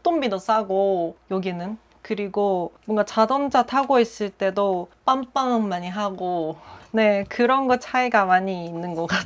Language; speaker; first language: Korean; non-native, fluent; Japanese